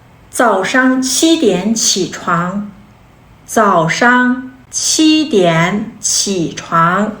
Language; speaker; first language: Chinese; non-native, fluent; Kazakh